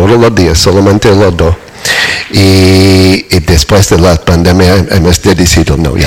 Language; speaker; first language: Spanish; non-native, learner; English